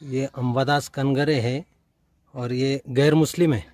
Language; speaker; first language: Hindi; non-native, local second language; Urdu